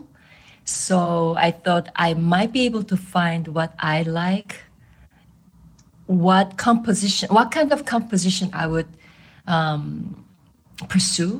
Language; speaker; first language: English; non-native, fluent; Korean